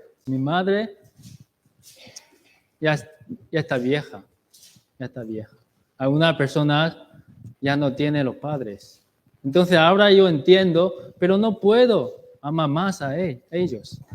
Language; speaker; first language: Spanish; non-native, learner; Chinese